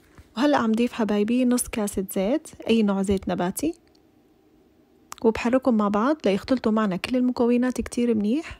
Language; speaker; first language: Arabic; native; Arabic